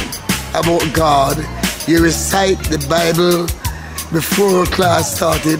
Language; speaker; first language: English; non-native, local second language; Jamaican Creole English